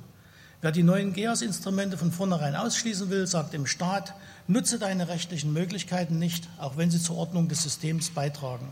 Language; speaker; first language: German; native; German